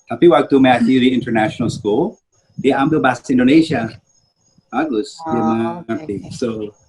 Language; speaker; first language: Indonesian; early bilingual, heritage; Indonesian